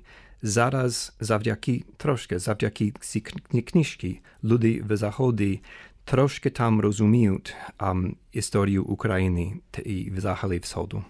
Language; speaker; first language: Ukrainian; non-native, fluent; English